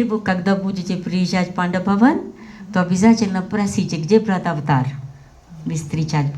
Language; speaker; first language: Russian; non-native, fluent; Hindi